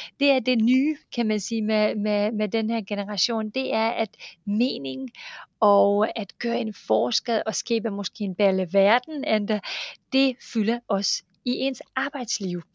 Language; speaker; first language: Danish; non-native, fluent; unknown